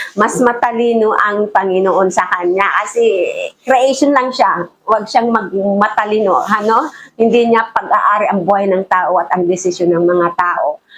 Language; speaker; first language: Filipino; native; Filipino